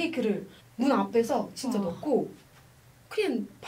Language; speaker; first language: Korean; non-native, fluent; Arabic